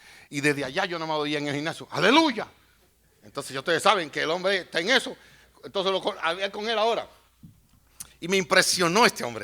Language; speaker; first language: Spanish; native; Spanish